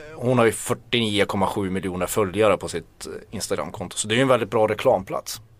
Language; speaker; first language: Swedish; native; Swedish